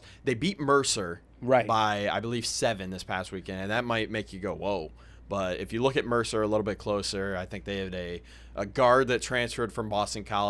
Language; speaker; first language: English; native; English